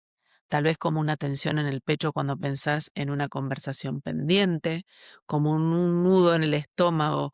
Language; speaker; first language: Spanish; native; Spanish